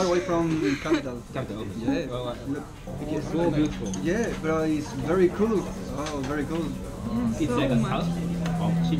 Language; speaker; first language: English; non-native, learner; Spanish